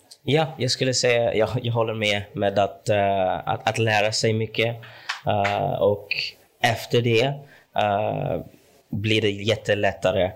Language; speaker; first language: Swedish; non-native, fluent; English